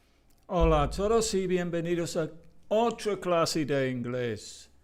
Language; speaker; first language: Spanish; non-native, fluent; English